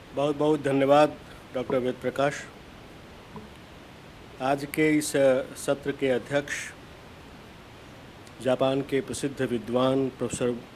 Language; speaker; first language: Hindi; native; Hindi